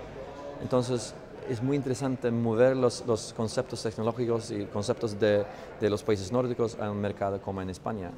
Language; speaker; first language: Spanish; non-native, fluent; Swedish